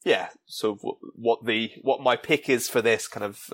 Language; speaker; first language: English; native; English